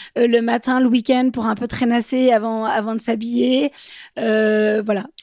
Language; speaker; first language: French; native; French